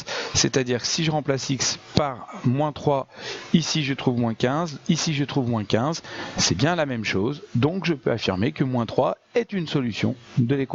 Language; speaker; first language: French; native; French